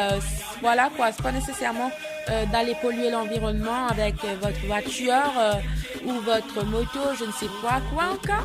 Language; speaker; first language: French; native; French